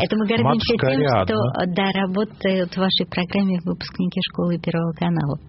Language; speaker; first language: Russian; native; Russian